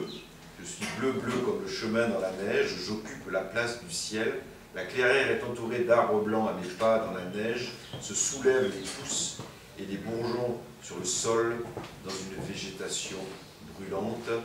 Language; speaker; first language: French; native; French